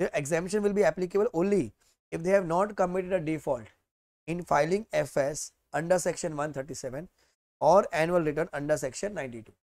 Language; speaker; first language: Hindi; native; Hindi